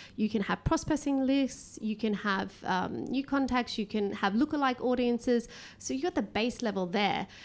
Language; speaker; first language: English; native; English